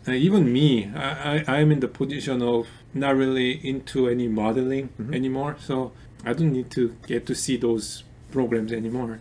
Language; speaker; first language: English; non-native, fluent; Korean